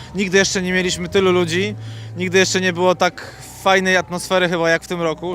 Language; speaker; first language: Polish; native; Polish